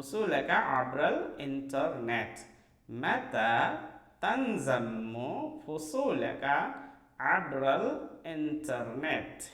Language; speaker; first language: Arabic; non-native, fluent; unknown